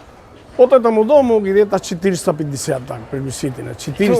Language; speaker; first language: Russian; non-native, fluent; Spanish